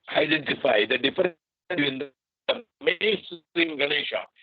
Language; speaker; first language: English; non-native, local second language; Kannada